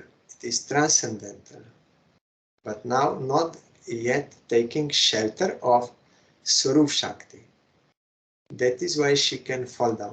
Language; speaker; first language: English; non-native, fluent; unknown